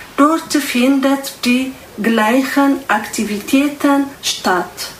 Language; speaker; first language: German; non-native, learner; Tigrinya